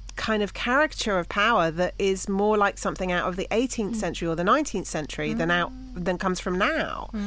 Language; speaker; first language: English; native; English